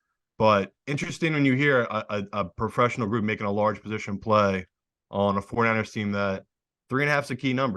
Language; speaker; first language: English; native; English